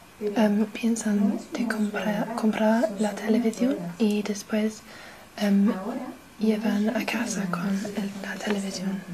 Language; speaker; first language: Spanish; non-native, learner; English